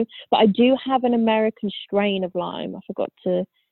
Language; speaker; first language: English; native; English